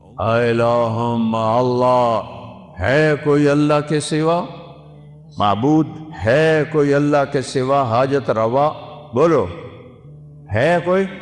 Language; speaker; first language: Urdu; non-native, local second language; Punjabi